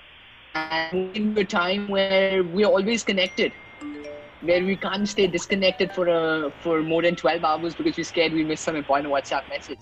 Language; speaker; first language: English; non-native, local second language; Hindi